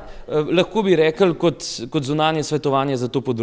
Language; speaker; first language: Slovenian; native; Slovenian